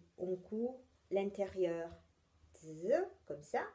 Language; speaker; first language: French; non-native, fluent; Italian